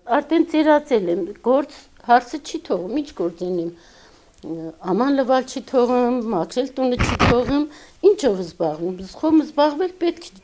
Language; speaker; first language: Armenian; non-native, local second language; Kurdish